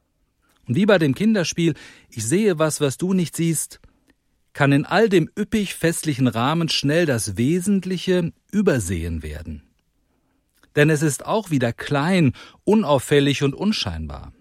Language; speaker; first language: German; native; German